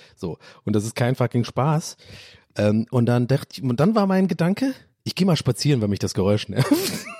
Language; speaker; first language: German; non-native, fluent; English